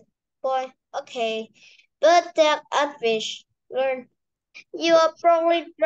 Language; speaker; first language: English; non-native, learner; Vietnamese